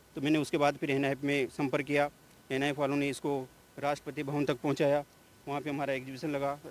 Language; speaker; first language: Hindi; native; Hindi